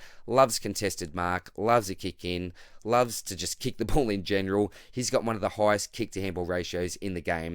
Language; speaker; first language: English; native; English